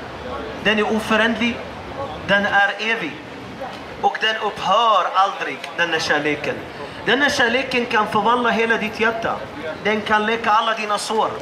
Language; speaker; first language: Swedish; non-native, fluent; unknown